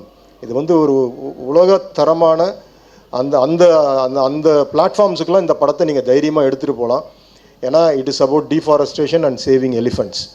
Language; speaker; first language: Tamil; native; Tamil